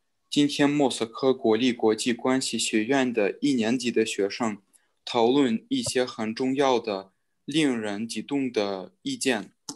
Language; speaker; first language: Chinese; non-native, learner; Russian